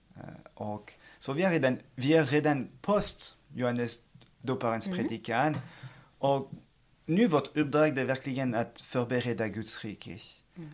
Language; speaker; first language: Swedish; non-native, fluent; French